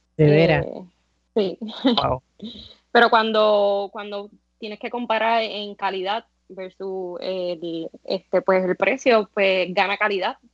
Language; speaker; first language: Spanish; native; Spanish